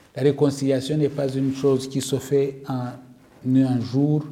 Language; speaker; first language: French; non-native, local second language; Kinyarwanda